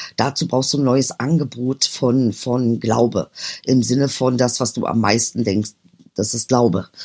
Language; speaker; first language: German; early bilingual, other home language; Turkish